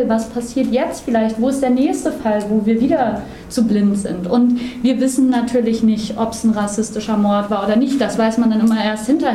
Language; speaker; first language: German; native; German